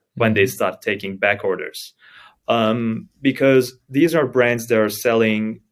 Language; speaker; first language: English; non-native, fluent; Turkish